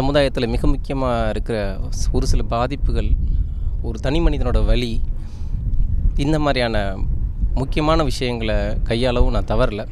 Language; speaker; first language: Tamil; native; Tamil